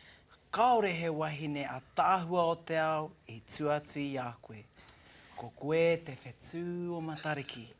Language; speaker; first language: Māori; non-native, learner; English